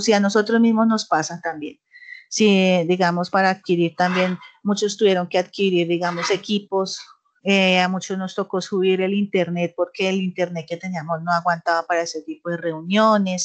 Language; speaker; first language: Spanish; native; Spanish